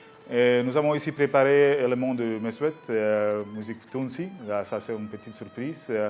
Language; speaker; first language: French; non-native, learner; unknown